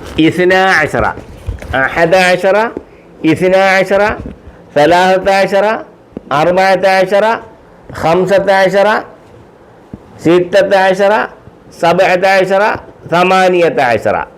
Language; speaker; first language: Arabic; non-native, fluent; Malayalam